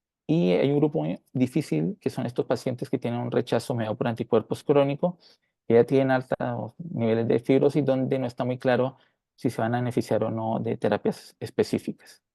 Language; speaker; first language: Spanish; native; Spanish